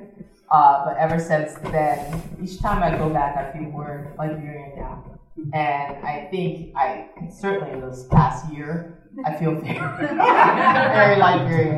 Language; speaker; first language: English; native; English